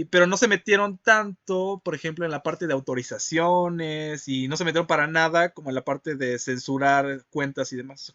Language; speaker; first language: Spanish; native; Spanish